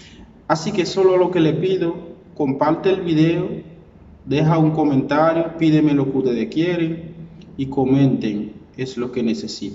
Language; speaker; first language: Spanish; non-native, learner; Haitian Creole